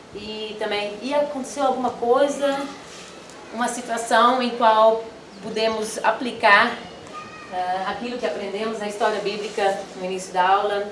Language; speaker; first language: Portuguese; non-native, fluent; Dutch